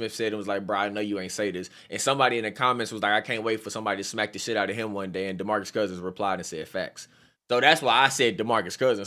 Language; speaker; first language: English; native; English